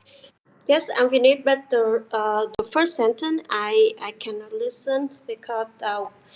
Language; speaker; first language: English; non-native, learner; Vietnamese